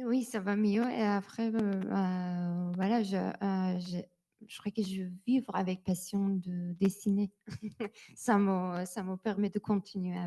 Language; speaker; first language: French; non-native, learner; Persian